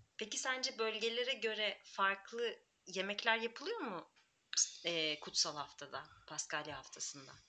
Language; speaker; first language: Turkish; native; Turkish